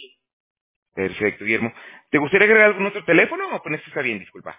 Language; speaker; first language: Spanish; native; Spanish